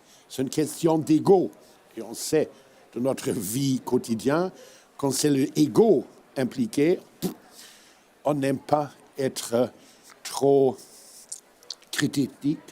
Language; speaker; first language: French; non-native, fluent; German